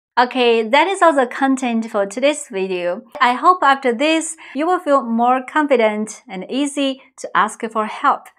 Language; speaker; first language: English; non-native, fluent; Chinese